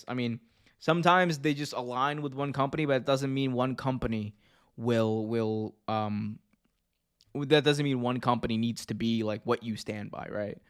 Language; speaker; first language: English; native; English